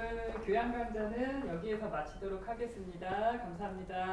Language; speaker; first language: Korean; native; Korean